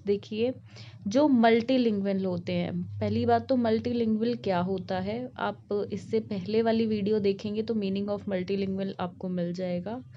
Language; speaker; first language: Hindi; native; Hindi